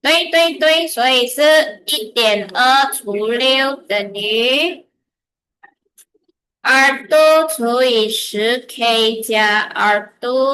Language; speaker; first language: Chinese; early bilingual, heritage; Chinese